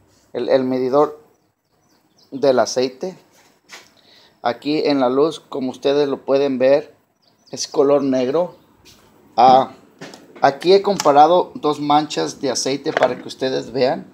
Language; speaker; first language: Spanish; early bilingual, heritage; Spanish